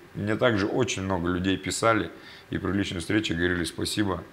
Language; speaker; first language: Russian; native; Russian